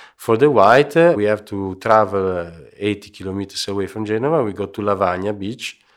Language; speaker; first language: English; non-native, fluent; Italian